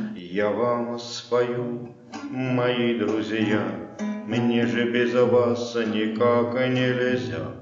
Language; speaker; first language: Russian; non-native, local second language; Azerbaijani